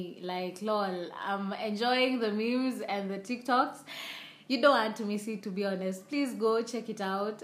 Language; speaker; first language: English; non-native, local second language; Swahili